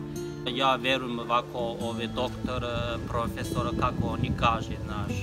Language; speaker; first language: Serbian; non-native, learner; Chinese